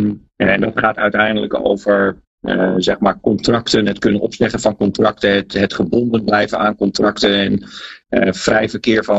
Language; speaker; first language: Dutch; native; Dutch